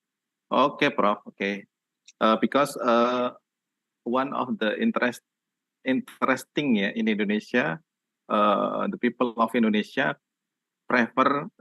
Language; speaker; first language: English; non-native, learner; Indonesian